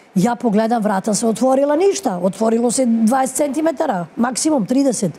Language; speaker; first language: Serbian; native; Serbian